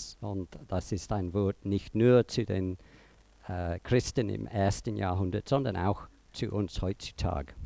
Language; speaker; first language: German; non-native, fluent; English